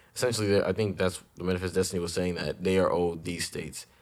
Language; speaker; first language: English; native; English